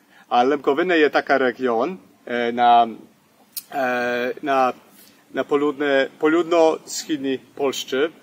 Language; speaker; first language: Ukrainian; early bilingual, heritage; English